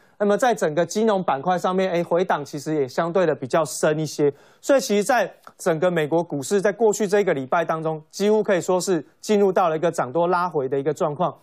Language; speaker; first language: Chinese; native; Chinese